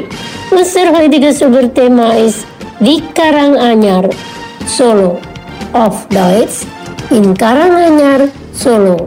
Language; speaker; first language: German; non-native, learner; Indonesian